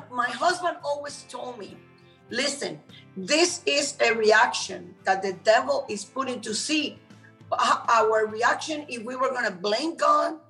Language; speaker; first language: English; non-native, fluent; Spanish